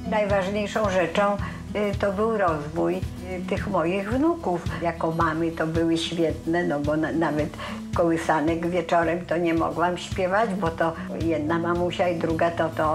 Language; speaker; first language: Polish; native; Polish